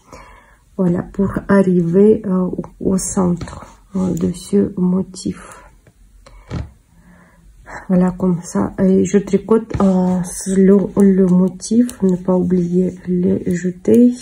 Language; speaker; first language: French; non-native, fluent; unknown